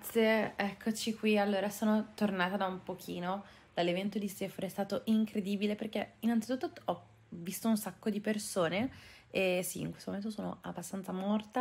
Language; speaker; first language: Italian; native; Italian